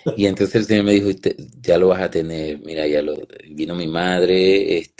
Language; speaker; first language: Spanish; native; Spanish